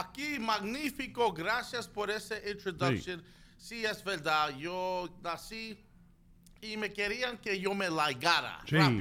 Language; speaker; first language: Spanish; early bilingual, other home language; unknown